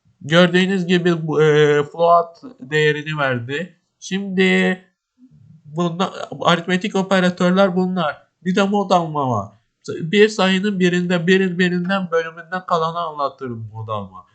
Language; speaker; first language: Turkish; native; Turkish